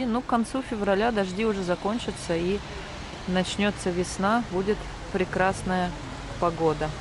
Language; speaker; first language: Russian; native; Russian